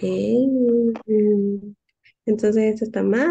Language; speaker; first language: Spanish; native; Spanish